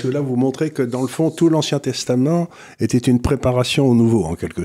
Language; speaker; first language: French; native; French